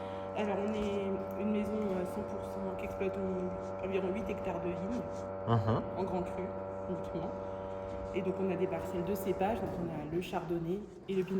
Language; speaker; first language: French; native; French